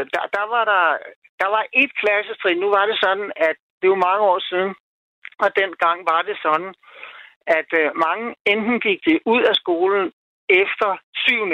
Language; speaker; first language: Danish; native; Danish